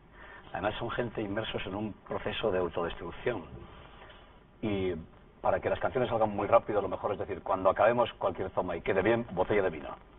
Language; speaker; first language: Spanish; native; Spanish